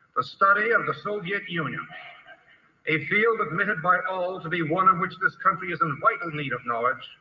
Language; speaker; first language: English; native; English